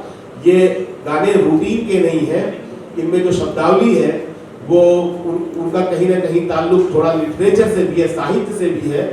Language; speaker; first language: Hindi; native; Hindi